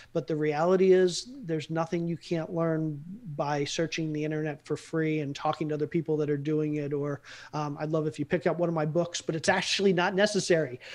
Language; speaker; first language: English; native; English